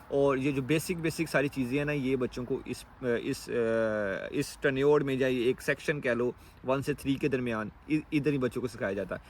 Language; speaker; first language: Urdu; native; Urdu